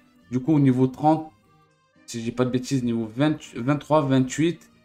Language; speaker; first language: French; native; French